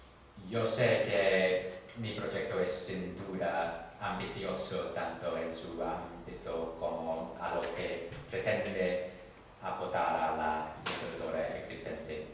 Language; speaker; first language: Spanish; non-native, fluent; English